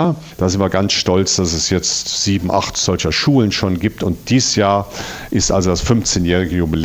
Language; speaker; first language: German; native; German